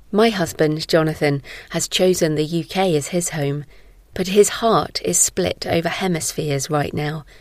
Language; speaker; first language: English; native; English